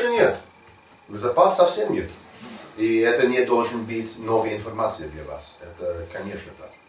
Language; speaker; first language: Russian; non-native, learner; English